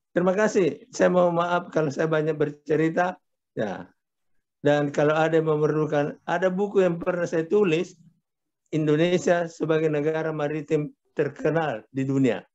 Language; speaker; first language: Indonesian; native; Indonesian